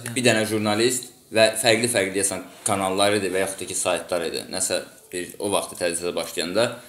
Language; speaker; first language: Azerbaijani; non-native, local second language; Russian